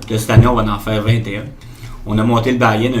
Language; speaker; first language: French; native; French